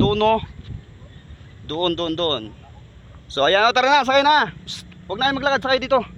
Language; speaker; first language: Filipino; native; Filipino